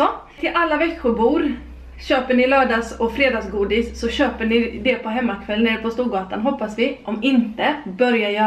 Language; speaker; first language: Swedish; native; Swedish